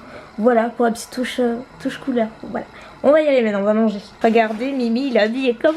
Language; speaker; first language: French; native; French